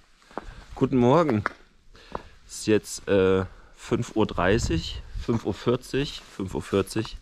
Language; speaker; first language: German; native; German